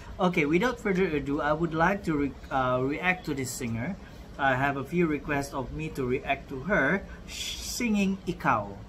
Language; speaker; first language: English; non-native, local second language; Malay